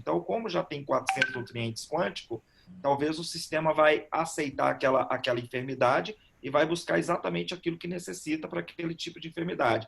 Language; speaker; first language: Portuguese; native; Portuguese